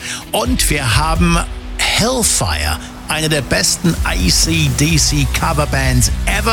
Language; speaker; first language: German; native; German